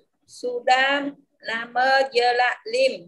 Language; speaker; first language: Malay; non-native, learner; Vietnamese